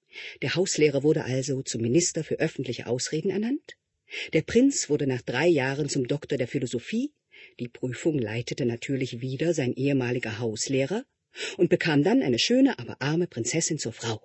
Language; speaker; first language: German; native; German